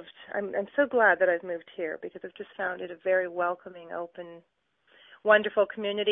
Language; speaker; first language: English; native; English